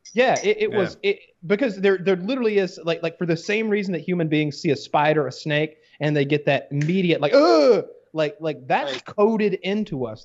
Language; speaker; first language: English; native; English